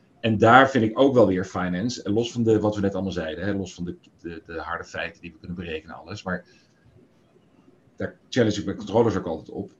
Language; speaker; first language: Dutch; native; Dutch